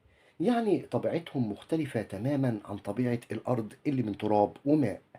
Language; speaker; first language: Arabic; native; Arabic